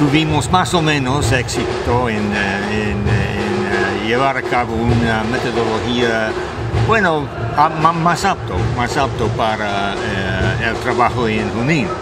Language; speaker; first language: Spanish; non-native, fluent; English